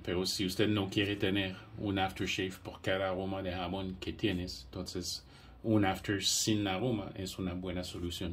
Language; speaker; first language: Spanish; non-native, fluent; English